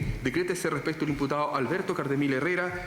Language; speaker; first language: Spanish; native; Spanish